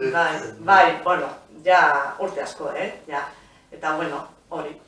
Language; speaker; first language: Basque; non-native, local second language; Spanish